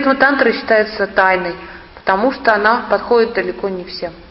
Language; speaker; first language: Russian; native; Russian